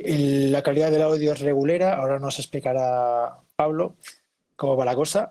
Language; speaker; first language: Spanish; native; Spanish